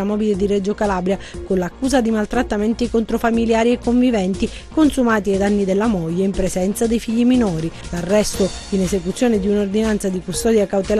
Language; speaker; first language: Italian; native; Italian